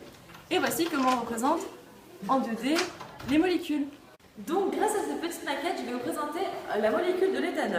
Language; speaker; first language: French; native; French